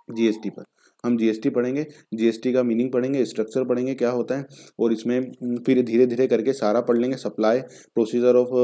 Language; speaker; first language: Hindi; native; Hindi